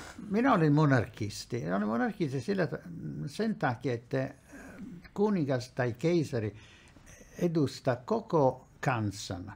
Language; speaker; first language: Finnish; non-native, fluent; Italian